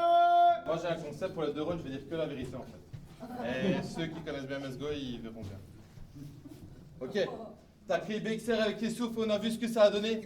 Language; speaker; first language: French; native; French